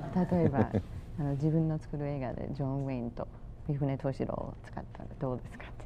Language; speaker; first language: Japanese; non-native, fluent; English